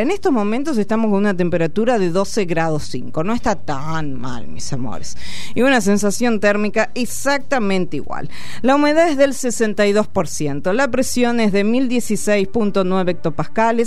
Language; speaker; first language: Spanish; native; Spanish